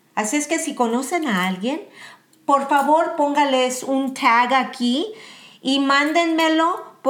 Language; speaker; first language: Spanish; early bilingual, heritage; Spanish